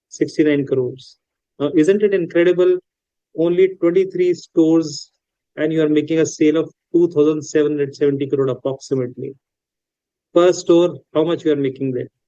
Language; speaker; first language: English; non-native, local second language; Hindi